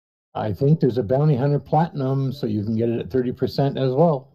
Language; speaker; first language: English; native; English